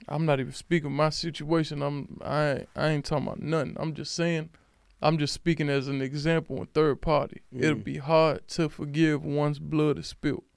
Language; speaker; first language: English; native; English